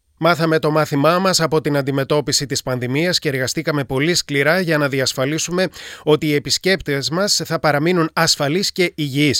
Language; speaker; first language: Greek; native; Greek